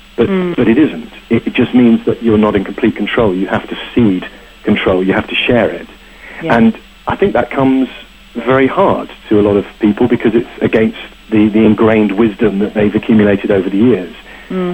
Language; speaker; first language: English; native; English